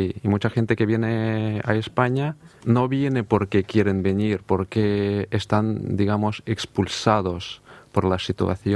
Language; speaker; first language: Spanish; non-native, fluent; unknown